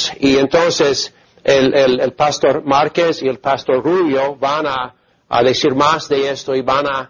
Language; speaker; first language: Spanish; non-native, fluent; English